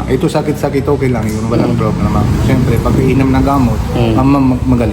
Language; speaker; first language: Filipino; non-native, learner; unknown